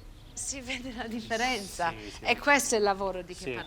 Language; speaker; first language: Italian; early bilingual, heritage; Italian